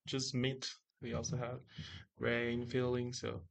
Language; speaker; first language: English; non-native, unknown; Spanish